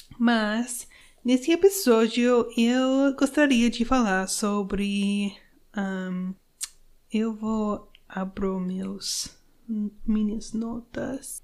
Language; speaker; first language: Portuguese; non-native, learner; English